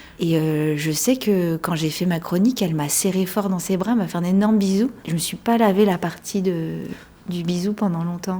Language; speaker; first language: French; native; French